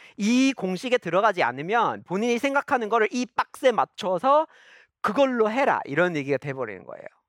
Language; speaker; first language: Korean; non-native, fluent; English